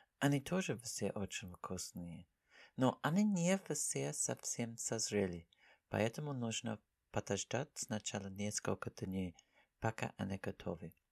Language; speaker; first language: Russian; non-native, learner; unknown